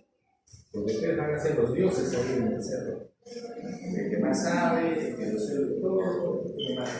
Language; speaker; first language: Spanish; native; Spanish